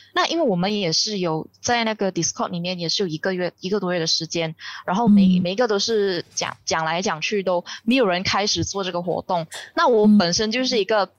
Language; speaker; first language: Chinese; native; Chinese